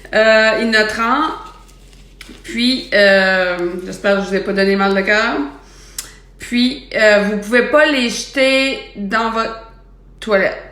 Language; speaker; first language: French; native; French